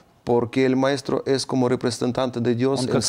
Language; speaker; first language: Spanish; non-native, fluent; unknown